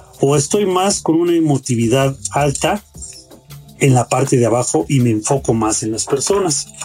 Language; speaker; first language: Spanish; native; Spanish